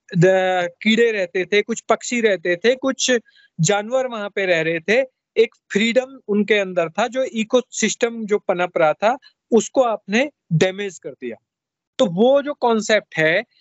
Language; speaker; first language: Hindi; native; Hindi